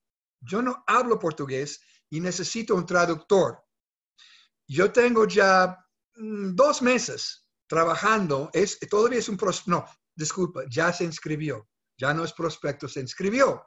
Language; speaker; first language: Spanish; non-native, fluent; English